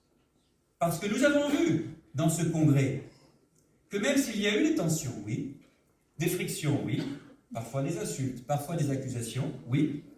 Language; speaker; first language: French; native; French